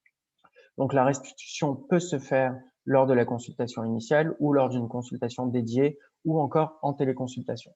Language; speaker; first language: French; native; French